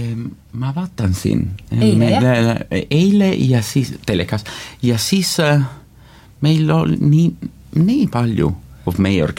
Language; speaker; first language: Estonian; non-native, learner; Italian